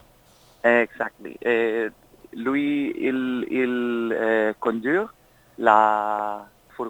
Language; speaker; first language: French; non-native, learner; Spanish